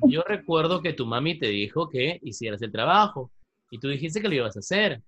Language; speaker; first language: Spanish; native; Spanish